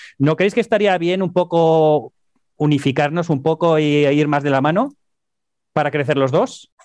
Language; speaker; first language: Spanish; native; Spanish